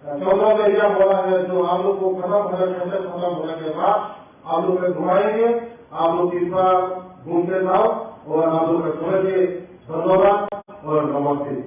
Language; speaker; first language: Hindi; non-native, local second language; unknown